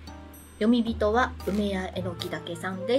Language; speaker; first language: Japanese; native; Japanese